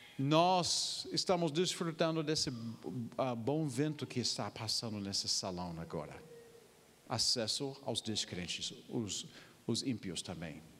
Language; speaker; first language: Portuguese; non-native, fluent; English